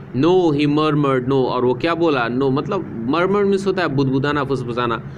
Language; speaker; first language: Hindi; native; Hindi